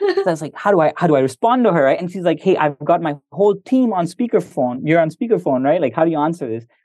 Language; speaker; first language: English; early bilingual, other home language; Hindi